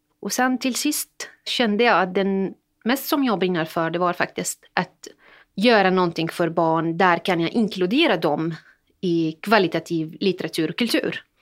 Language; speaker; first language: Swedish; non-native, fluent; Arabic